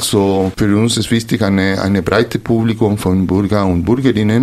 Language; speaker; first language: German; non-native, fluent; Spanish